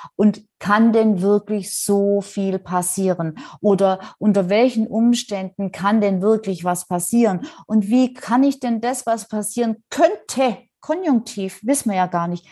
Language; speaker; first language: German; native; German